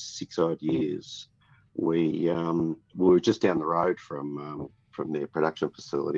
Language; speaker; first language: English; native; English